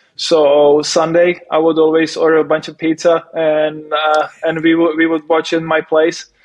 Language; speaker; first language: English; non-native, fluent; Czech